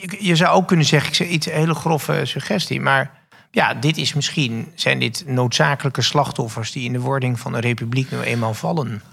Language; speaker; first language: Dutch; native; Dutch